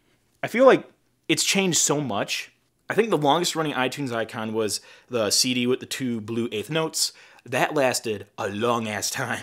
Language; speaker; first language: English; native; English